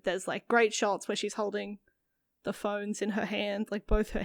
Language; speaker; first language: English; native; English